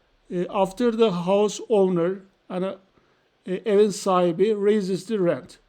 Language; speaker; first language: English; non-native, fluent; Turkish